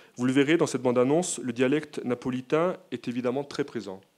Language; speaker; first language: French; native; French